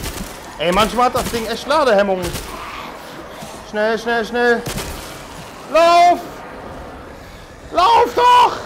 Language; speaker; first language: German; native; German